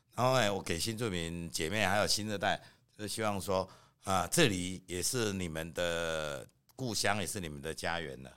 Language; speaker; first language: Chinese; native; Chinese